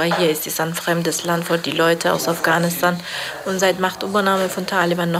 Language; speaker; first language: German; non-native, fluent; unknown